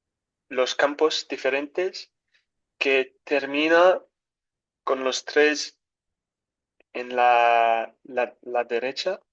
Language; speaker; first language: Spanish; non-native, learner; English